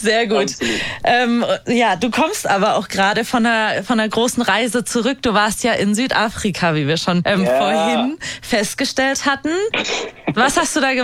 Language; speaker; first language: German; native; German